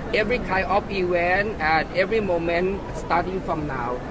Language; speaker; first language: English; non-native, learner; Thai